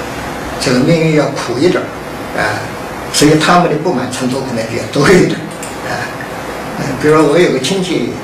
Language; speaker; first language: Chinese; native; Chinese